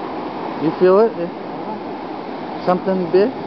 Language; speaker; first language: English; non-native, learner; Russian